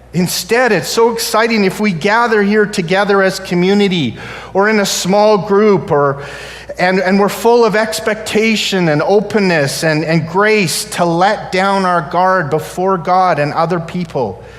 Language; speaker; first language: English; native; English